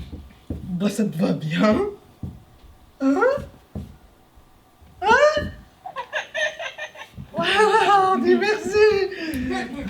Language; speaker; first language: French; native; French